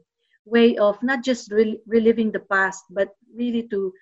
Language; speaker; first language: English; non-native, local second language; Filipino